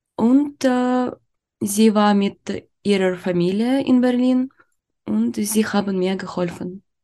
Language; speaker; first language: German; non-native, learner; Ukrainian